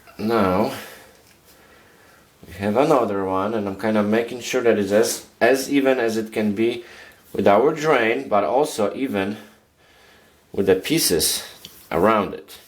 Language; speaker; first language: English; non-native, fluent; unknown